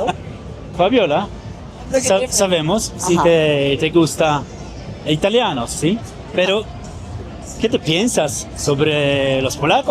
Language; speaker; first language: Spanish; non-native, learner; Polish